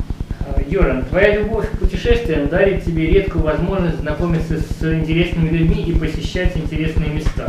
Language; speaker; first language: Russian; native; Russian